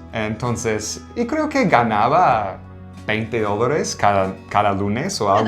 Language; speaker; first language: Spanish; non-native, fluent; English